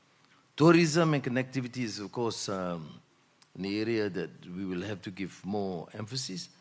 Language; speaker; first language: English; non-native, local second language; Malay